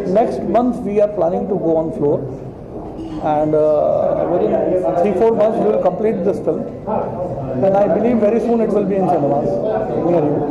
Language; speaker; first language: English; non-native, local second language; Hindi